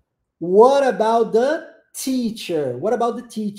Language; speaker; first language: English; non-native, fluent; Portuguese